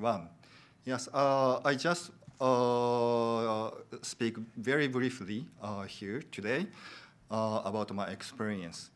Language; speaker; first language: English; non-native, learner; Japanese